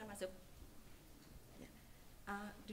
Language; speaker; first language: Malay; non-native, learner; English